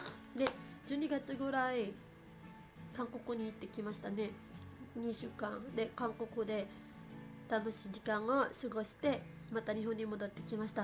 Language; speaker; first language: Japanese; non-native, fluent; Filipino